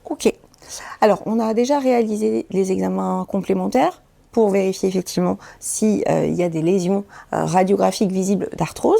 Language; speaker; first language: French; native; French